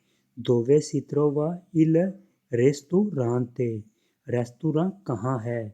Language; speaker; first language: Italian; non-native, fluent; Punjabi